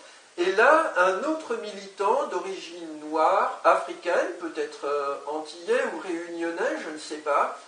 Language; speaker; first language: French; native; French